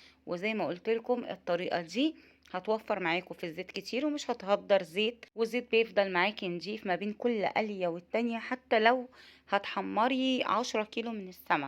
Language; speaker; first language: Arabic; native; Arabic